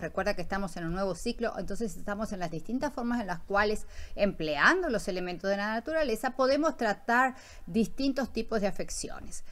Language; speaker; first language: Spanish; native; Spanish